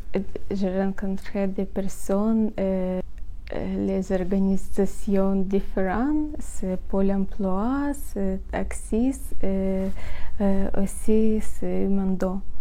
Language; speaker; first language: French; non-native, learner; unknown